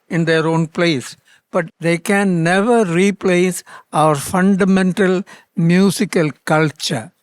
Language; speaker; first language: English; non-native, local second language; Malayalam